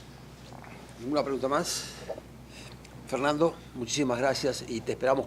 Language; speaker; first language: Spanish; native; Spanish